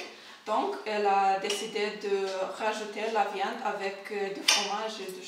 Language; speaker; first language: French; non-native, learner; English